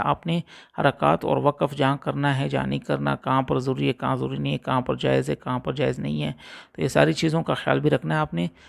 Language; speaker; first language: Urdu; non-native, local second language; Punjabi